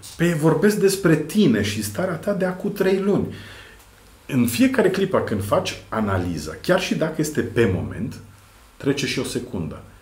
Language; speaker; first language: Romanian; non-native, fluent; Serbian